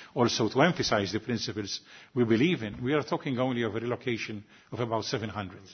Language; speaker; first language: English; non-native, local second language; Maltese